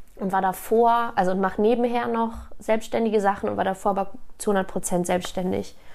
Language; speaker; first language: German; native; German